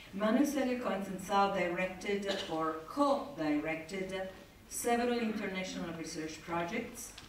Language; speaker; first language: English; non-native, fluent; Italian